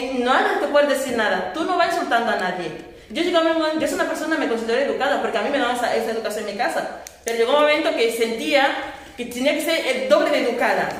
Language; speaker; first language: Spanish; non-native, fluent; Portuguese